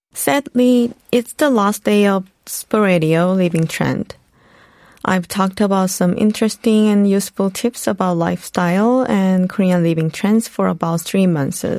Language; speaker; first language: English; non-native, fluent; Korean